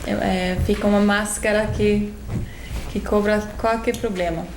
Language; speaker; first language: Portuguese; non-native, fluent; Swedish